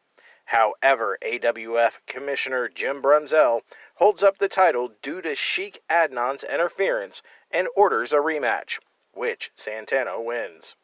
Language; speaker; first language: English; native; English